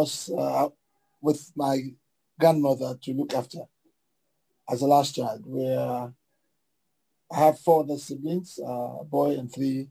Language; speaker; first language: English; native; English